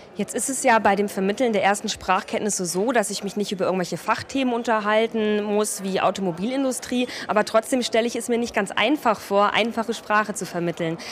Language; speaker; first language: German; native; German